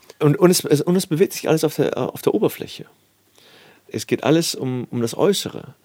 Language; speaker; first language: German; native; German